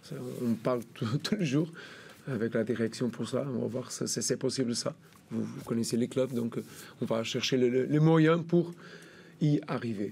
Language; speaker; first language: French; non-native, learner; Portuguese